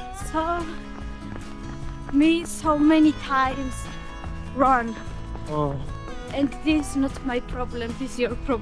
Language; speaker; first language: English; non-native, learner; Georgian